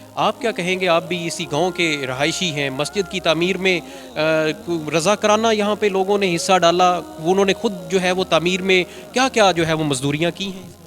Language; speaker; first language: Urdu; non-native, local second language; Punjabi